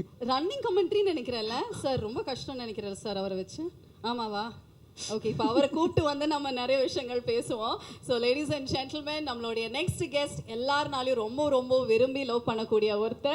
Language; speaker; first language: Tamil; native; Tamil